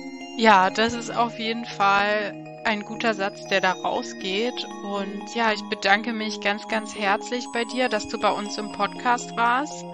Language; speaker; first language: German; native; German